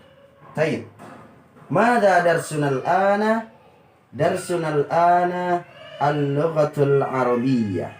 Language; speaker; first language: Arabic; non-native, learner; Indonesian